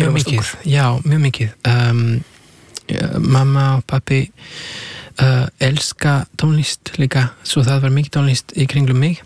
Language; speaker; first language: Icelandic; non-native, fluent; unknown